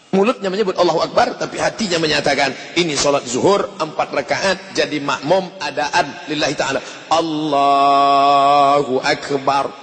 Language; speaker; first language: Indonesian; native; Indonesian